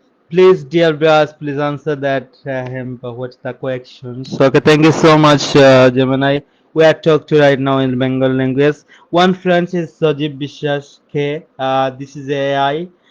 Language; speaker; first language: English; non-native, local second language; Sylheti